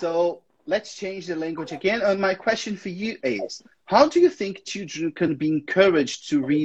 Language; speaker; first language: English; non-native, fluent; Portuguese